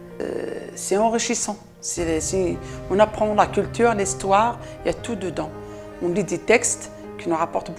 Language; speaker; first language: French; non-native, local second language; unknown